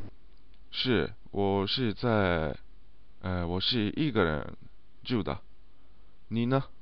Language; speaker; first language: Chinese; non-native, learner; Japanese